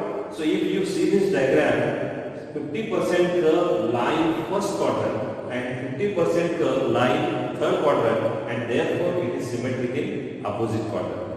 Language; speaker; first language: English; non-native, local second language; Marathi